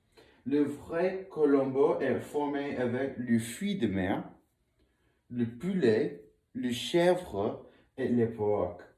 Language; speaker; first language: French; non-native, learner; English